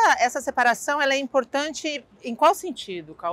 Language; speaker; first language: Portuguese; native; Portuguese